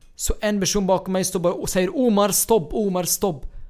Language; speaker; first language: Swedish; non-native, fluent; Arabic